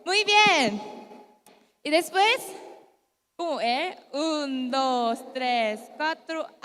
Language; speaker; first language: Spanish; non-native, learner; Korean